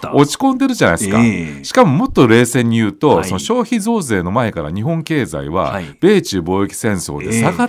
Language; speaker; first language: Japanese; native; Japanese